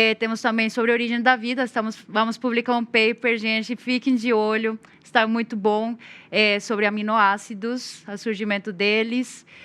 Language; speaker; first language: Portuguese; non-native, fluent; Spanish